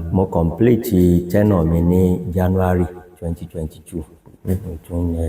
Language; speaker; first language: English; non-native, local second language; Yoruba